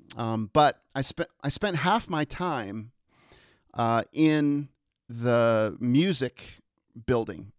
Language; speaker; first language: English; early bilingual, other home language; German